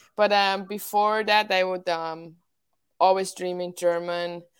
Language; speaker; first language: English; non-native, fluent; Swiss German